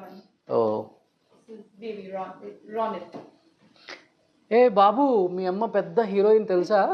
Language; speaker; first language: Telugu; native; Telugu